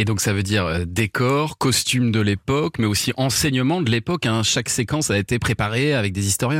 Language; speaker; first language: French; native; French